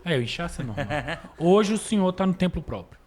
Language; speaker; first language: Portuguese; native; Portuguese